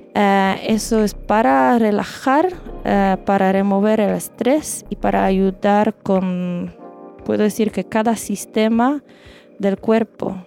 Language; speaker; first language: Spanish; non-native, fluent; Polish